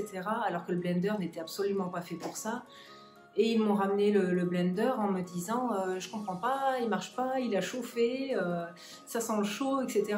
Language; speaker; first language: French; native; French